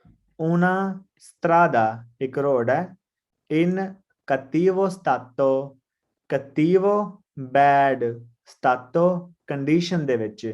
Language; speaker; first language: Italian; non-native, learner; Punjabi